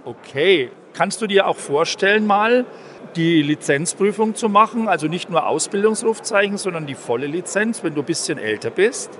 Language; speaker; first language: German; native; German